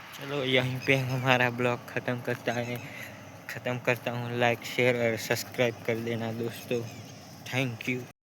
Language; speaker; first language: Hindi; non-native, local second language; Gujarati